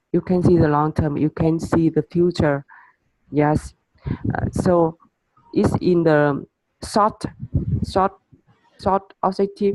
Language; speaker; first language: English; non-native, learner; Vietnamese